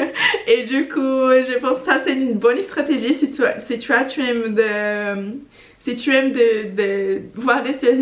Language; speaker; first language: French; non-native, fluent; Portuguese